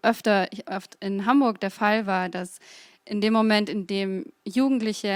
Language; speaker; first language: German; native; German